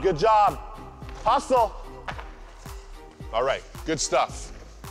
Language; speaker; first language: English; native; English